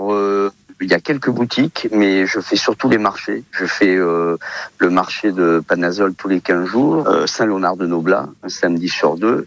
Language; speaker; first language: French; early bilingual, other home language; Portuguese